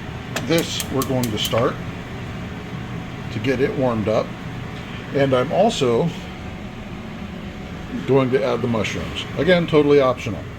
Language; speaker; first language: English; native; English